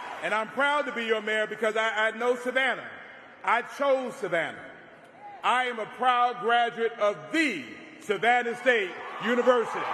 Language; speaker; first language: English; native; English